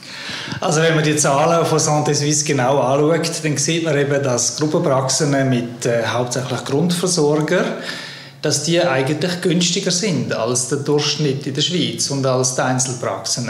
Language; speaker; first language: German; native; German